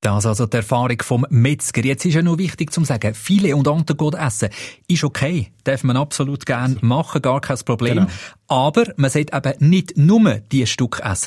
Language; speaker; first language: German; native; German